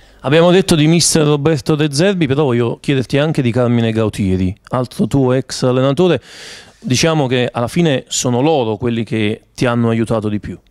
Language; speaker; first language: Italian; native; Italian